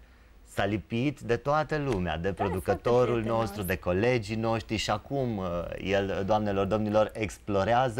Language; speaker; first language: Romanian; native; Romanian